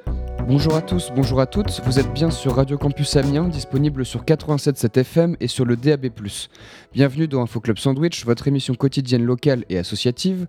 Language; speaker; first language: French; native; French